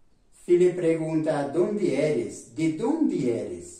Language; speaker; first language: Spanish; non-native, fluent; Portuguese